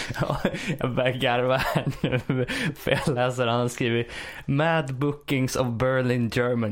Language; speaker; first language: Swedish; native; Swedish